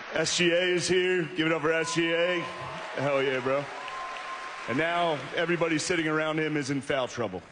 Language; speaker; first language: English; native; English